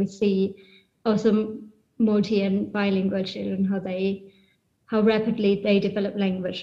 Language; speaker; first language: English; non-native, fluent; German